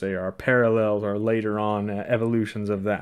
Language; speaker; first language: English; non-native, fluent; Swedish